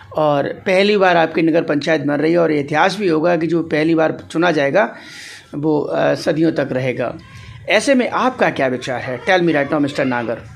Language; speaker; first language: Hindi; native; Hindi